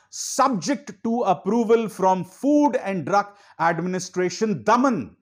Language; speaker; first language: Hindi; native; Hindi